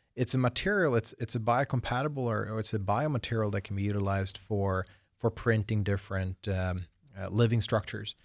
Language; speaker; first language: English; early bilingual, other home language; Swedish